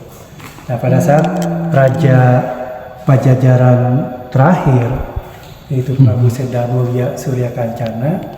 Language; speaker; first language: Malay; non-native, local second language; Sundanese